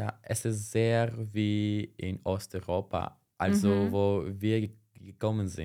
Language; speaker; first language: German; non-native, fluent; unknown